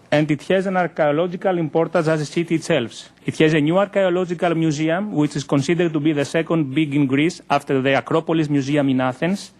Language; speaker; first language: English; non-native, fluent; Greek